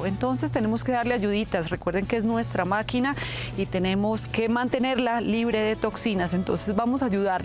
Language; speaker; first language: Spanish; native; Spanish